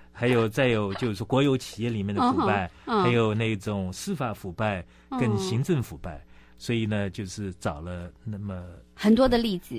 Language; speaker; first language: Chinese; native; Chinese